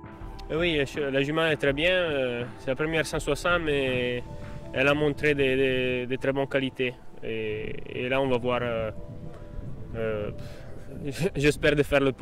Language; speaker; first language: French; non-native, fluent; Italian